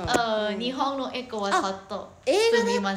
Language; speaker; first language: Japanese; non-native, learner; Thai